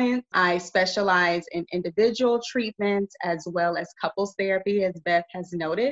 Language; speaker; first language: English; native; English